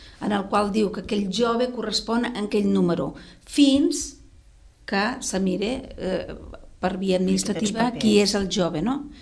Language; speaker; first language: Catalan; non-native, local second language; Spanish